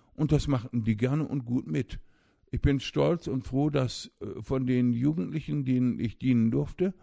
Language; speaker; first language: German; native; German